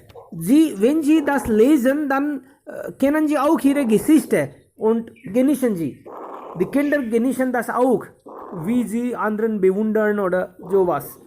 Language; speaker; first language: German; non-native, fluent; Hindi